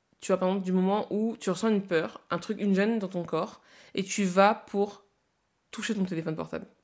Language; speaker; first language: French; native; French